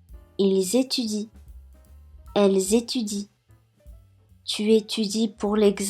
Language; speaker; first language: French; non-native, fluent; Japanese